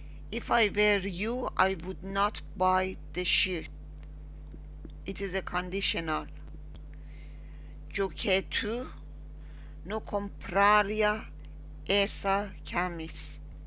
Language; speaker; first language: English; non-native, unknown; Persian